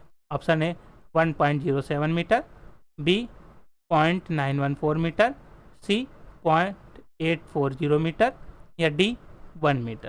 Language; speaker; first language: Hindi; native; Hindi